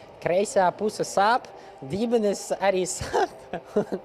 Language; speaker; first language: Latvian; non-native, local second language; Russian